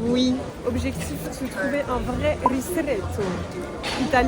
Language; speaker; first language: French; native; French